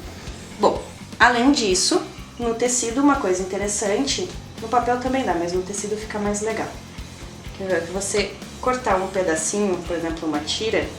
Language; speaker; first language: Portuguese; native; Portuguese